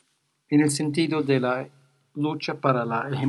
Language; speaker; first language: Spanish; non-native, fluent; English